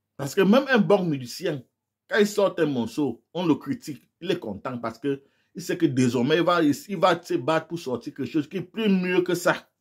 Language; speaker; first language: French; non-native, local second language; English